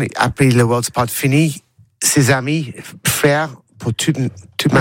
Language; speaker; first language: French; non-native, learner; English